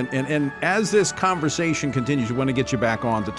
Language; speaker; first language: English; native; English